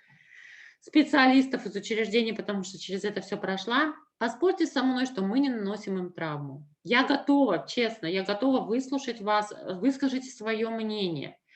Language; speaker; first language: Russian; native; Russian